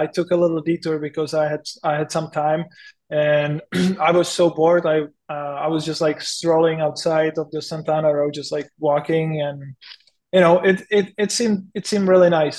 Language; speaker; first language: English; non-native, fluent; Czech